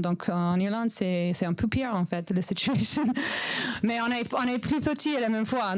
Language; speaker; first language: French; non-native, learner; English